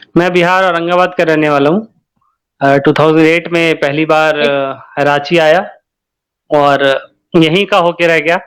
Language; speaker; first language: Hindi; native; Hindi